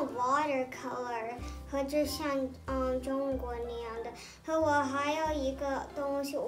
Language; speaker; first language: Chinese; early bilingual, heritage; Chinese